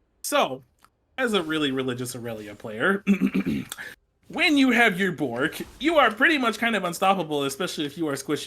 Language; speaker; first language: English; native; English